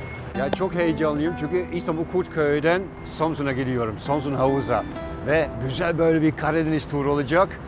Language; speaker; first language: Turkish; non-native, fluent; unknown